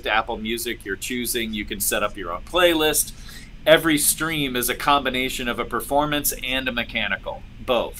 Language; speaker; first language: English; native; English